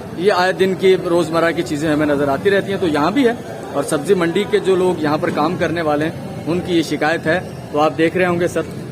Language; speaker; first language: Urdu; native; Urdu